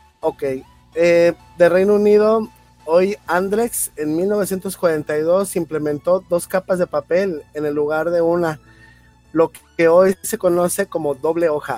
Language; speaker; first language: Spanish; native; Spanish